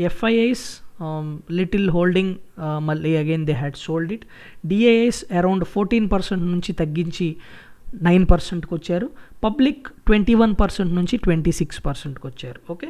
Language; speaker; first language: English; non-native, local second language; Telugu